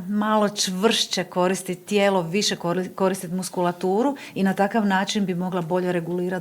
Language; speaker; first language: Bosnian; native; Bosnian